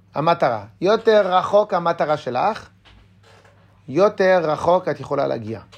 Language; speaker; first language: Hebrew; non-native, fluent; French